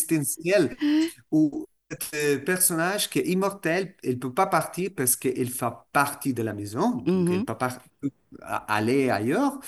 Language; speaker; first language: French; non-native, fluent; Russian